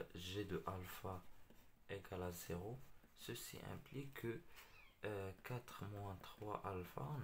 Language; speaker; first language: French; non-native, local second language; Arabic